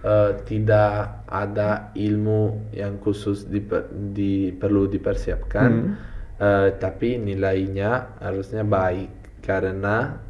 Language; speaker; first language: Indonesian; non-native, fluent; Italian